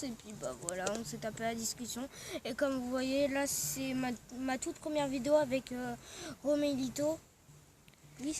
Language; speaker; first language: French; native; French